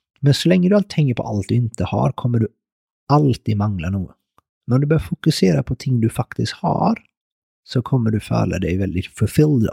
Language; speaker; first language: Swedish; early bilingual, other home language; Persian